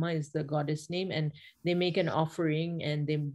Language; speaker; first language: English; non-native, local second language; Bangla